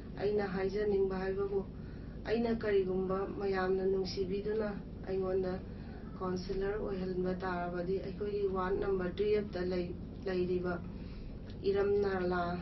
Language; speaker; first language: Manipuri; native; Manipuri